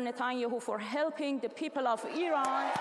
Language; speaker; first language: English; non-native, learner; Persian